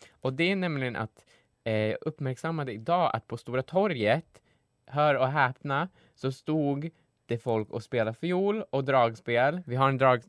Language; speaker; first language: Swedish; native; Swedish